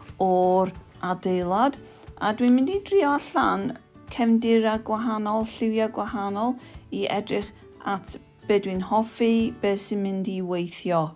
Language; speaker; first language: Welsh; non-native, local second language; English